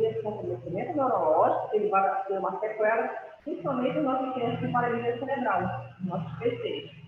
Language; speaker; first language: Portuguese; native; Portuguese